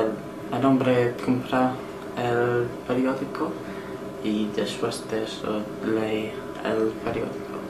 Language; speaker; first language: Spanish; non-native, learner; English